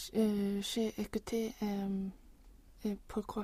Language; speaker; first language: French; non-native, learner; Swedish